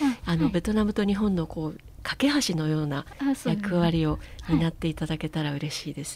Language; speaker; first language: Japanese; native; Japanese